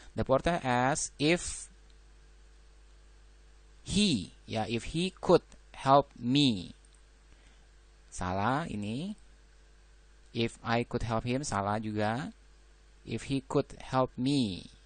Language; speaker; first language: English; non-native, fluent; Indonesian